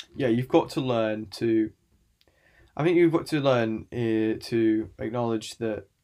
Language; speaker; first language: English; native; English